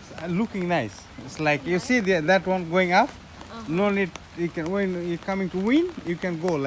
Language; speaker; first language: English; non-native, learner; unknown